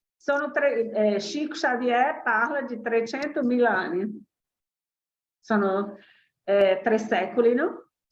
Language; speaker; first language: Italian; non-native, fluent; Portuguese